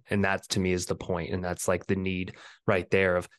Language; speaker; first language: English; early bilingual, other home language; Filipino